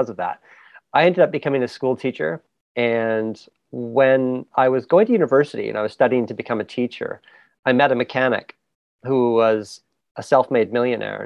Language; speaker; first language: English; native; English